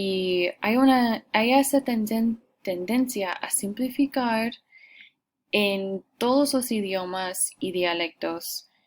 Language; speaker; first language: Spanish; non-native, fluent; English